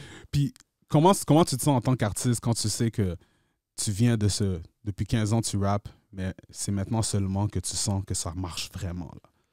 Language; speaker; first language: French; native; French